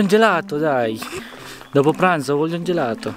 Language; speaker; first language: Italian; non-native, learner; Filipino